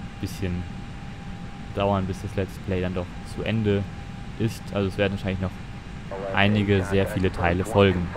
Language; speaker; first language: German; native; German